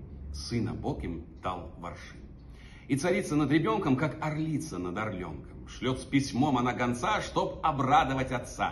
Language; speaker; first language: Russian; native; Russian